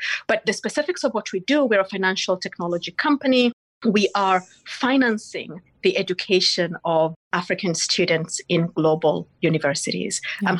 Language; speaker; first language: English; non-native, local second language; Gusii